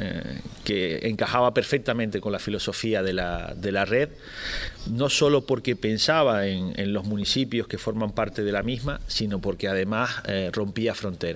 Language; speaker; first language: Spanish; native; Spanish